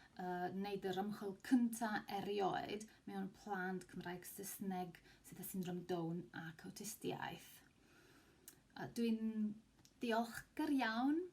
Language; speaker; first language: Welsh; non-native, fluent; Greek